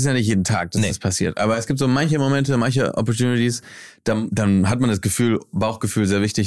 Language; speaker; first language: German; early bilingual, heritage; German